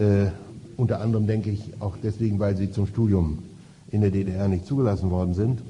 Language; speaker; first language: German; native; German